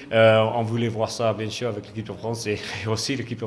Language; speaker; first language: French; non-native, fluent; English